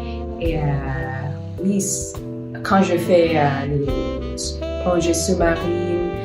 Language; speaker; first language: French; non-native, fluent; Filipino